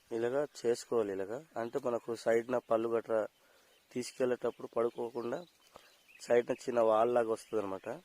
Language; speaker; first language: Telugu; non-native, local second language; Odia